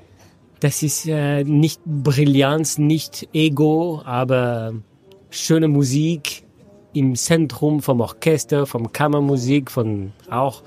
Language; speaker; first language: German; non-native, fluent; French